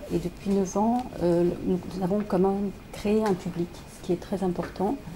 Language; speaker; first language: French; native; French